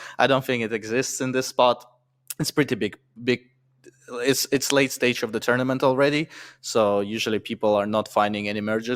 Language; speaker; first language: English; non-native, fluent; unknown